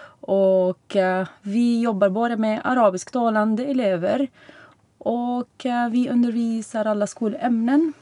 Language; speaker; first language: Swedish; non-native, fluent; Arabic